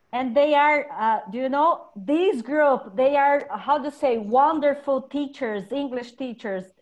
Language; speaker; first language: English; non-native, fluent; Portuguese